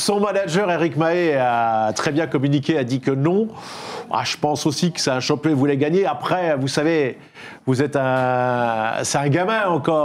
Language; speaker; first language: French; native; French